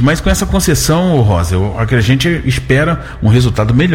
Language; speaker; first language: Portuguese; native; Portuguese